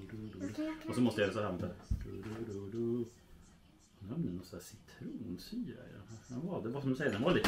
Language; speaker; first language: Swedish; native; Swedish